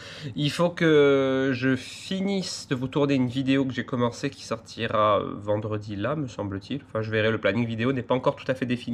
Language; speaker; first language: French; native; French